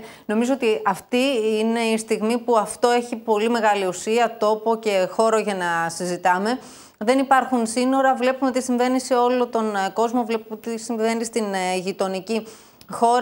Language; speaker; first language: Greek; native; Greek